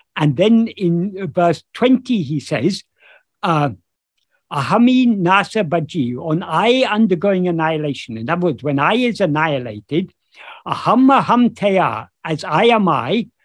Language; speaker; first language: English; native; English